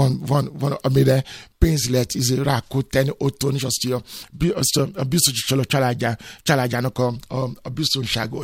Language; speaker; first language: Hungarian; non-native, fluent; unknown